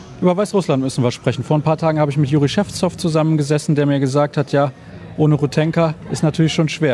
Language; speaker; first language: German; native; German